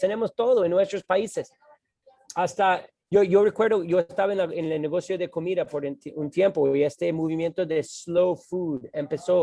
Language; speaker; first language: Spanish; non-native, fluent; English